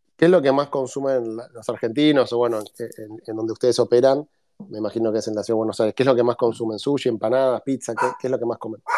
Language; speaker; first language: Spanish; native; Spanish